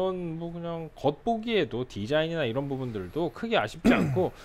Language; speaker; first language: Korean; native; Korean